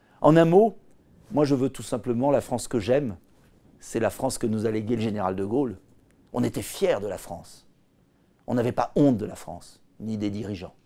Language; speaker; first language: French; native; French